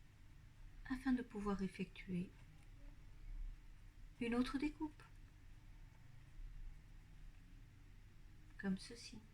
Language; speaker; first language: French; native; French